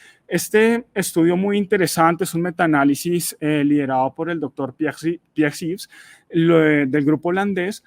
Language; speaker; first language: Spanish; native; Spanish